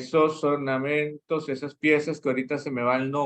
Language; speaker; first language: Spanish; native; Spanish